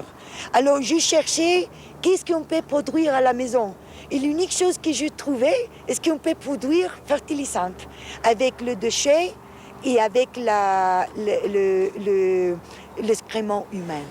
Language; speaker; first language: French; non-native, fluent; Spanish